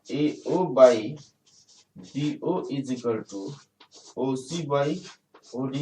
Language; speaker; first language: English; non-native, local second language; Hindi